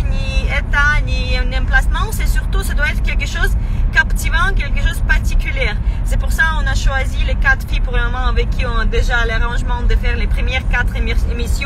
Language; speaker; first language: French; non-native, fluent; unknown